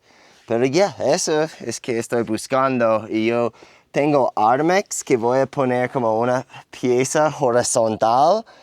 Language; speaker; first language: Spanish; non-native, learner; English